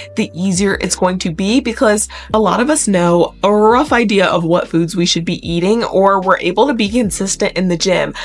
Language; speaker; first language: English; native; English